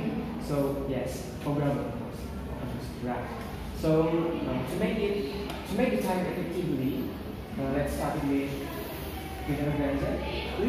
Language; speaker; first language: English; non-native, learner; Indonesian